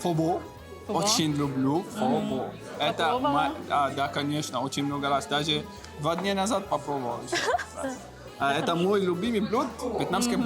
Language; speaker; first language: Russian; non-native, learner; Arabic